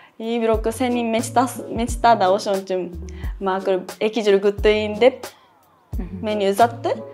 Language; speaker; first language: Kyrgyz; non-native, fluent; Japanese